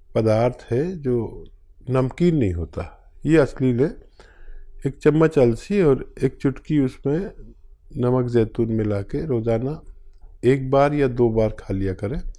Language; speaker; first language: Hindi; native; Hindi